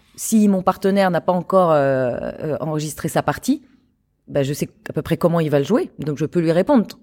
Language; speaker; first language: French; native; French